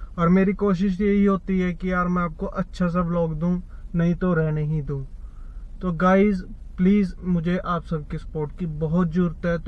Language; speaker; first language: Hindi; native; Hindi